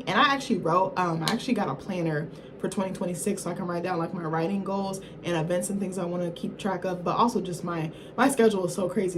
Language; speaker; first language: English; native; English